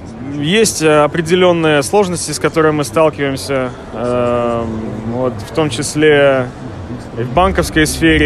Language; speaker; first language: Russian; native; Russian